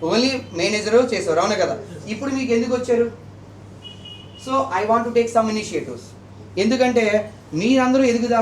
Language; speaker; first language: Telugu; native; Telugu